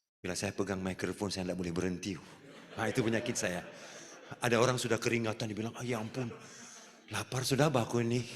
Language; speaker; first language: Malay; non-native, local second language; Tamil